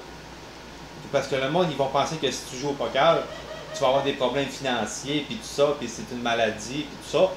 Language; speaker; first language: French; native; French